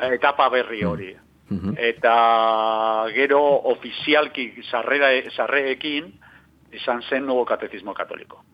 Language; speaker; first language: Basque; non-native, local second language; Spanish